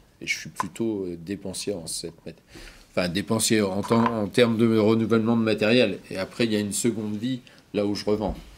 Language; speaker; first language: French; native; French